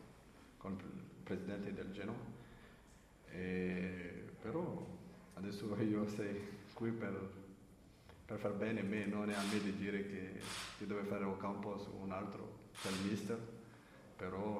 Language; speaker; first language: Italian; non-native, learner; French